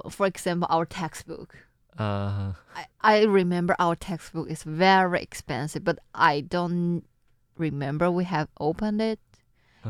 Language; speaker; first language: English; non-native, learner; Chinese